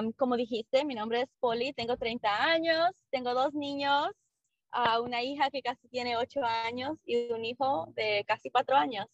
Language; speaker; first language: Spanish; early bilingual, heritage; Spanish